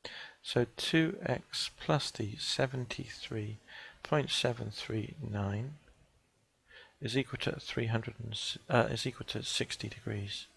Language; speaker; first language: English; native; English